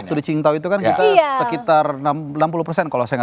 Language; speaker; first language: Indonesian; native; Indonesian